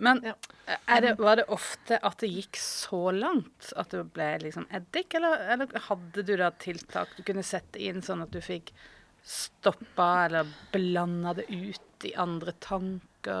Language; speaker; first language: Norwegian; native; Norwegian